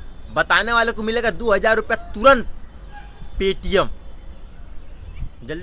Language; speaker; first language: Hindi; native; Hindi